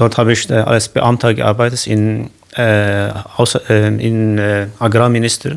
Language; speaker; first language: German; non-native, learner; Kurdish